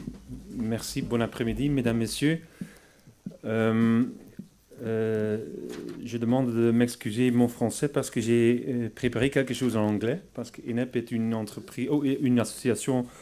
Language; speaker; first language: French; non-native, fluent; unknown